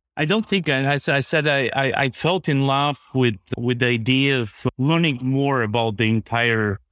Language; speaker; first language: English; non-native, fluent; Bulgarian